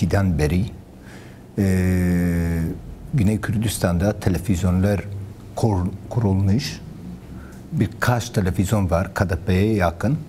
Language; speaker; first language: Turkish; non-native, learner; Kurdish